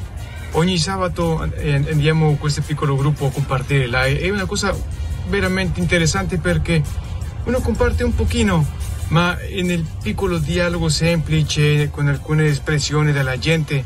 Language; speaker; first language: Italian; non-native, fluent; Spanish